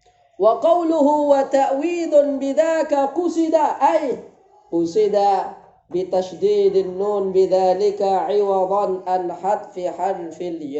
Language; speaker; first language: Arabic; non-native, fluent; Indonesian